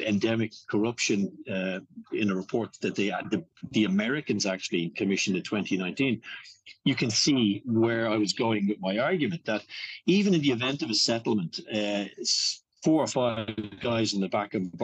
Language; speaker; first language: English; native; English